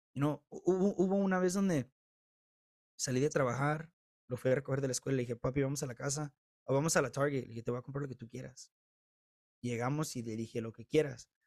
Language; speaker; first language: Spanish; early bilingual, heritage; Spanish